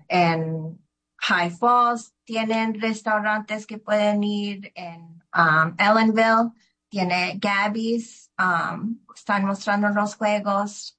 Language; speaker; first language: Spanish; early bilingual, heritage; Spanish